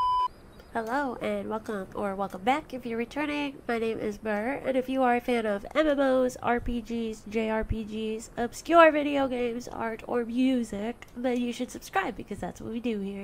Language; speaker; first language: English; native; English